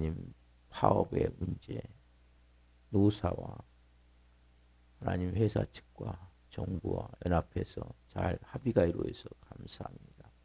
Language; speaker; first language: Korean; native; Korean